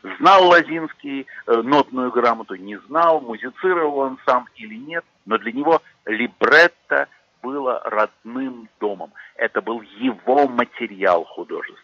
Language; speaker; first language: Russian; native; Russian